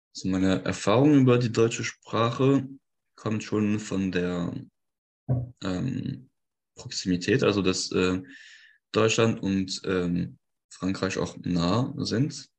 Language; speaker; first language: German; non-native, fluent; French